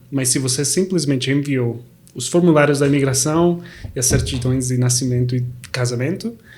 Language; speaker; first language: Portuguese; non-native, fluent; Spanish